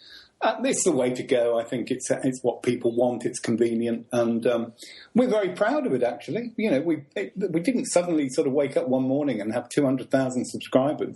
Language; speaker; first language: English; native; English